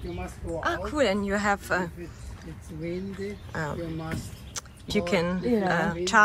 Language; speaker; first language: English; non-native, learner; German